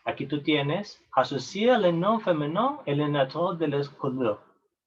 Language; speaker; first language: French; non-native, learner; Spanish